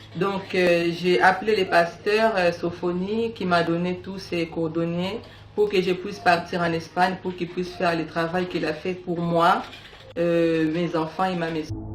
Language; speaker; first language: French; native; French